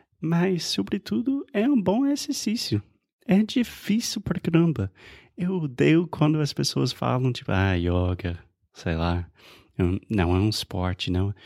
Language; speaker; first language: Portuguese; non-native, fluent; English